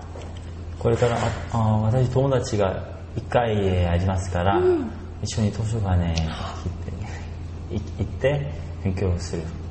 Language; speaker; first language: Japanese; non-native, learner; Korean